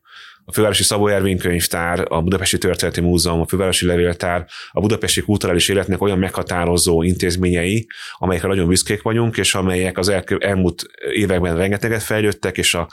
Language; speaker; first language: Hungarian; native; Hungarian